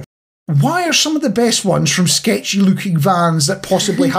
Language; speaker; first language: English; native; English